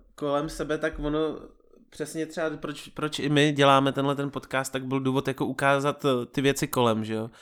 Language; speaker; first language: Czech; native; Czech